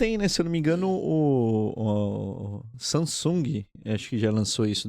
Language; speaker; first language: Portuguese; native; Portuguese